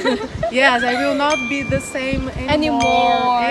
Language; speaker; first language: English; non-native, learner; Portuguese